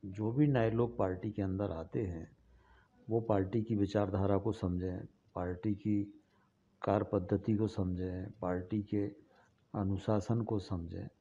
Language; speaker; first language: Hindi; native; Hindi